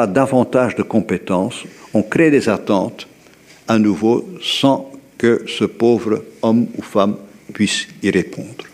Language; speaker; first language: French; native; French